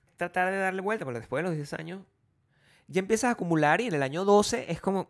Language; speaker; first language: Spanish; native; Spanish